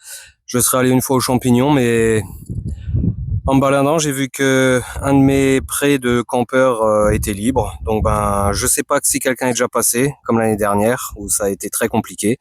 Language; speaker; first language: French; native; French